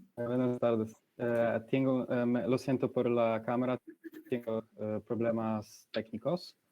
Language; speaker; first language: Spanish; non-native, learner; Polish